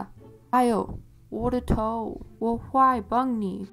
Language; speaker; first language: Chinese; non-native, learner; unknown